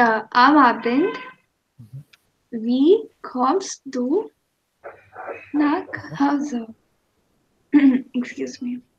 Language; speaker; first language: German; non-native, fluent; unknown